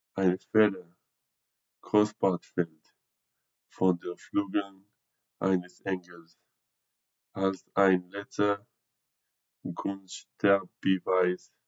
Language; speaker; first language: German; non-native, fluent; Hebrew